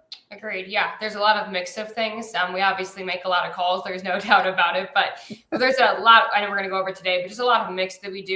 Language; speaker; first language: English; native; English